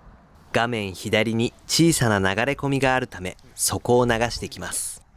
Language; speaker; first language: Japanese; native; Japanese